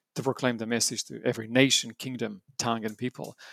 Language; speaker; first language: English; non-native, fluent; Romanian